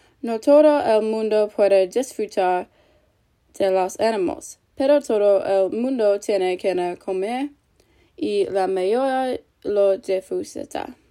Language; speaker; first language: Spanish; non-native, learner; English